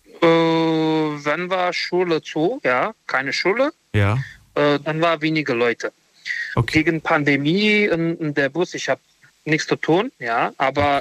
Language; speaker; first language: German; non-native, learner; Romanian